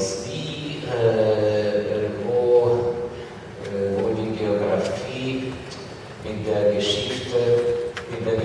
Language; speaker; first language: German; non-native, fluent; Ukrainian